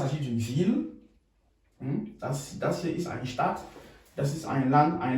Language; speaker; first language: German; non-native, fluent; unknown